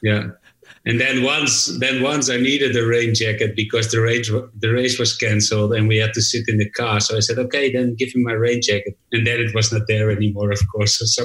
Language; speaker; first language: English; non-native, fluent; Dutch